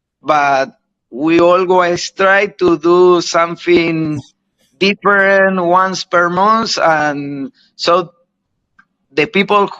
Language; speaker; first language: English; non-native, learner; Spanish